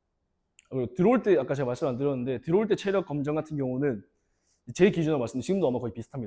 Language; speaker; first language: Korean; native; Korean